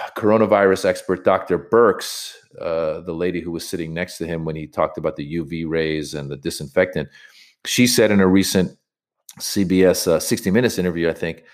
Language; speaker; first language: English; native; English